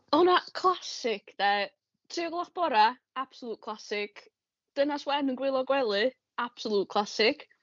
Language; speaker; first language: Welsh; native; Welsh